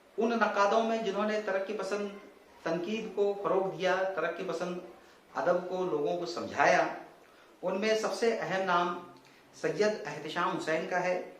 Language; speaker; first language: Urdu; native; Urdu